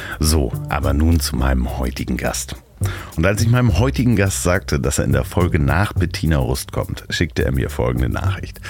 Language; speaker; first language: German; native; German